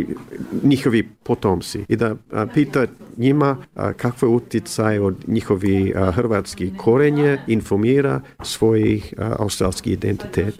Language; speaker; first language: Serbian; early bilingual, heritage; English